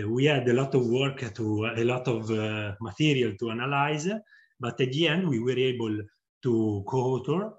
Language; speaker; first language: English; non-native, fluent; Italian